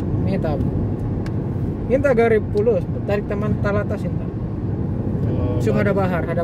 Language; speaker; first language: Arabic; non-native, learner; Indonesian